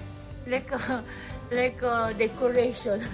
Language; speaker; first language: English; non-native, learner; Japanese